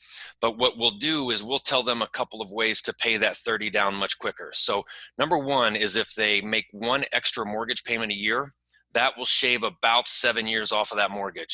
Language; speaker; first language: English; native; English